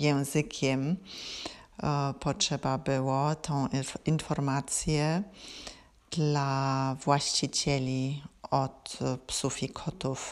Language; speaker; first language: Polish; non-native, learner; German